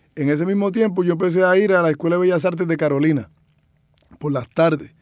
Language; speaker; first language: Spanish; native; Spanish